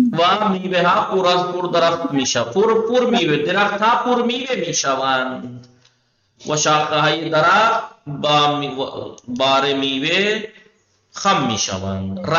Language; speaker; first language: Persian; non-native, fluent; Urdu